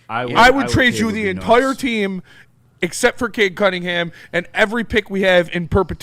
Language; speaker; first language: English; native; English